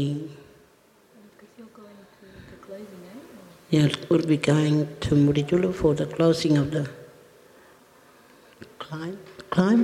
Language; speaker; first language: English; native; English